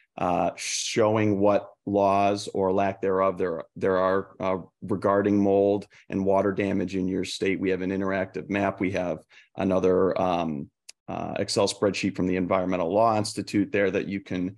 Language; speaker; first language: English; native; English